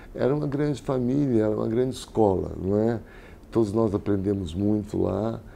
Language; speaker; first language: Portuguese; native; Portuguese